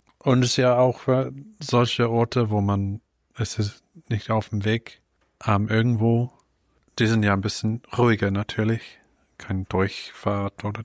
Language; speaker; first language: German; non-native, fluent; English